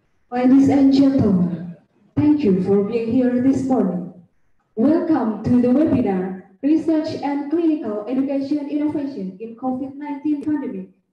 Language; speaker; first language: English; non-native, fluent; Indonesian